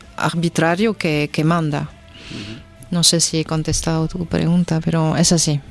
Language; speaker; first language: Spanish; non-native, fluent; French